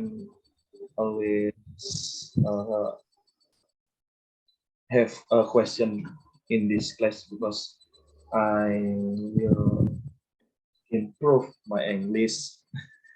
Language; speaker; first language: English; non-native, learner; Indonesian